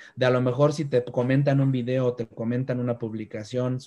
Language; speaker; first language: Spanish; native; Spanish